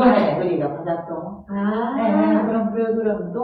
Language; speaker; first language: Korean; non-native, fluent; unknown